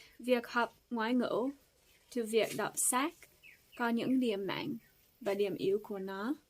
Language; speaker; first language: Vietnamese; non-native, fluent; English